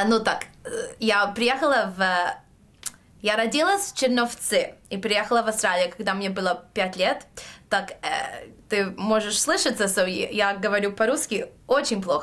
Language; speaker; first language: Russian; early bilingual, heritage; Russian